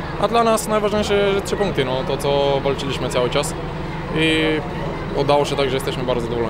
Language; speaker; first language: Polish; non-native, learner; Bulgarian